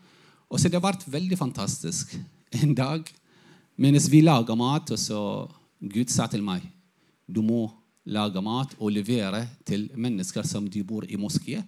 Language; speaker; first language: Norwegian; non-native, fluent; Arabic